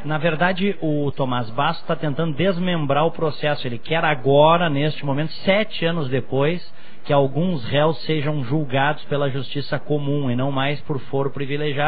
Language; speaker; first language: Portuguese; native; Portuguese